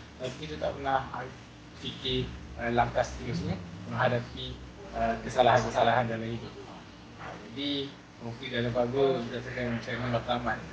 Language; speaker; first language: Malay; native; Malay